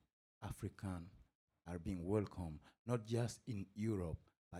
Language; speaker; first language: English; non-native, fluent; Spanish